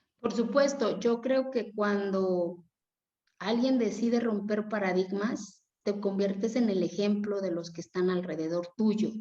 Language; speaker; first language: Spanish; non-native, local second language; Zapotec